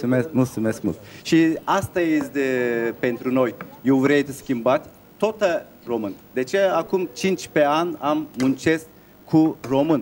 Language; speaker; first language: Romanian; non-native, learner; Turkish